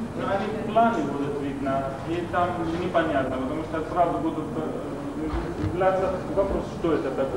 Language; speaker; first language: Russian; non-native, learner; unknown